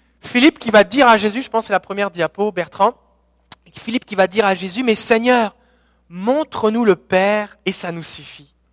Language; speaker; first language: French; native; French